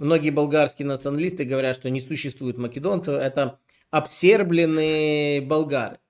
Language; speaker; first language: Russian; non-native, local second language; Ukrainian